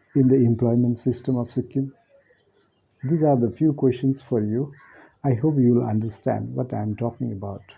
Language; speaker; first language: English; non-native, local second language; Nepali